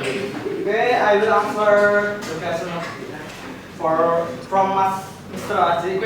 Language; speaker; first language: English; non-native, learner; Indonesian